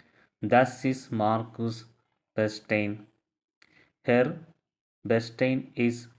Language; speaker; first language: German; non-native, learner; Tamil